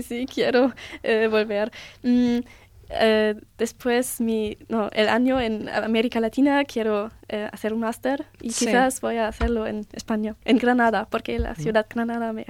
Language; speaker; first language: Spanish; non-native, learner; German